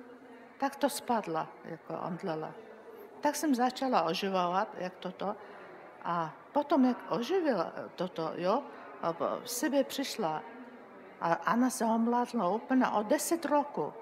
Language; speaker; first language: Czech; non-native, learner; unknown